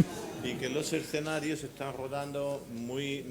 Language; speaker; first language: Spanish; native; Spanish